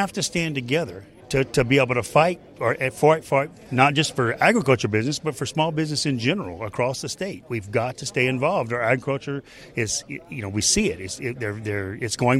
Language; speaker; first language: English; native; English